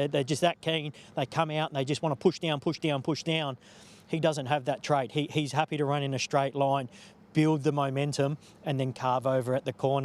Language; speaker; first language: English; native; English